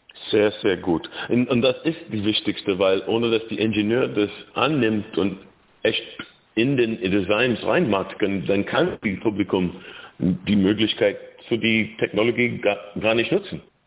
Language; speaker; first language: German; non-native, fluent; English